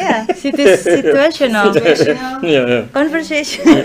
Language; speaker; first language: English; non-native, fluent; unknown